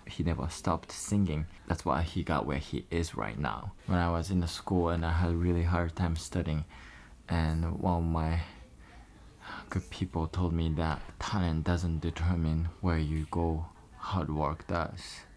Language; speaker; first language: English; non-native, fluent; Japanese